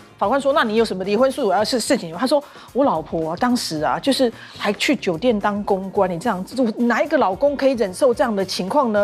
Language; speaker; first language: Chinese; native; Chinese